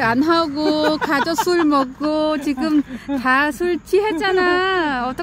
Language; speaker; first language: Korean; non-native, learner; Vietnamese